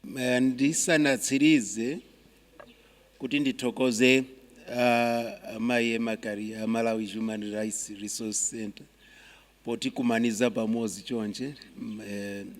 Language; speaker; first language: Nyanja; non-native, local second language; Tumbuka